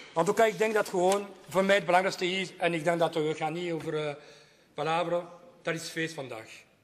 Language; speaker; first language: Dutch; non-native, local second language; French